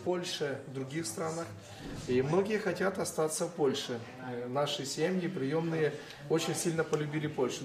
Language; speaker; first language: Russian; non-native, local second language; Ukrainian